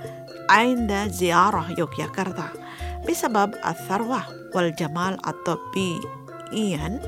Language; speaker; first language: Arabic; non-native, fluent; Indonesian